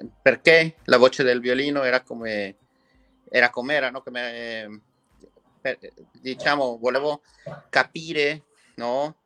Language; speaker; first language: Italian; non-native, fluent; Spanish